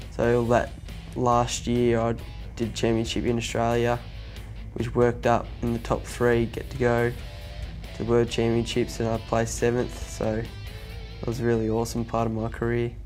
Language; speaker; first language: English; native; English